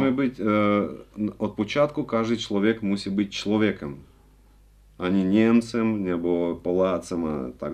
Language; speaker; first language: Czech; non-native, learner; Russian